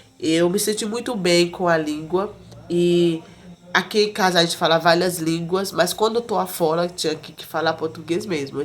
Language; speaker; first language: Portuguese; non-native, fluent; Haitian Creole